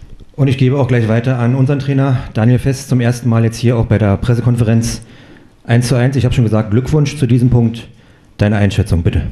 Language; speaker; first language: German; native; German